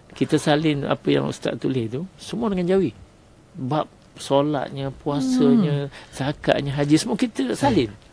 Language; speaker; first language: Malay; non-native, local second language; Chinese